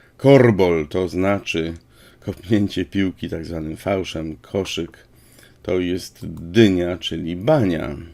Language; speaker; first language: Polish; native; Polish